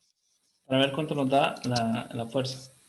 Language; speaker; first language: Spanish; native; Spanish